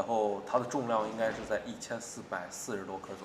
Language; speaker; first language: Chinese; native; Chinese